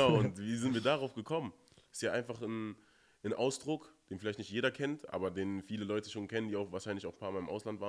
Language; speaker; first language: German; native; German